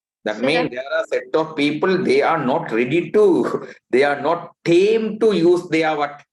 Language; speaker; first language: English; non-native, local second language; Tamil